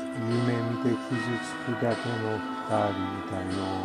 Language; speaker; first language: Japanese; native; Japanese